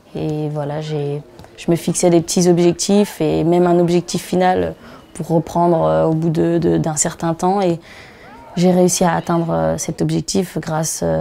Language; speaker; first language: French; native; French